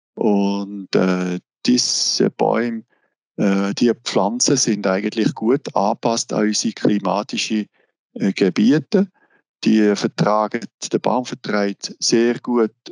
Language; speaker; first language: German; non-native, local second language; French